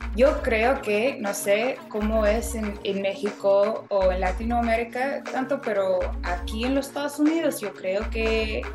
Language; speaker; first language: Spanish; non-native, fluent; English